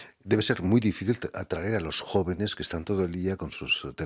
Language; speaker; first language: Spanish; native; Spanish